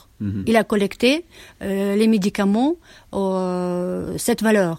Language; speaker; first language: French; non-native, learner; Ukrainian